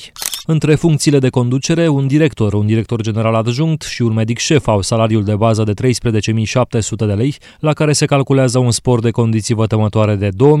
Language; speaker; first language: Romanian; native; Romanian